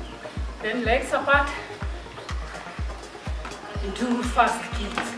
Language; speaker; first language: English; non-native, local second language; Swahili